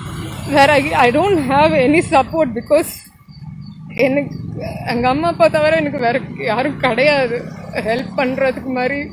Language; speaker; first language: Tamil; non-native, local second language; Malayalam